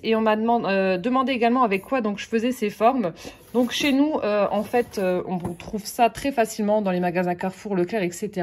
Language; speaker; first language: French; native; French